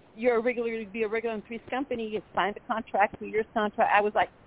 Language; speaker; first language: English; non-native, fluent; French